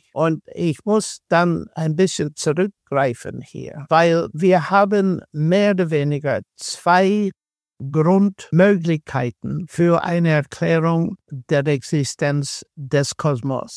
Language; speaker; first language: German; non-native, fluent; English